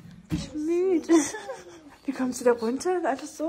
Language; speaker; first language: German; native; German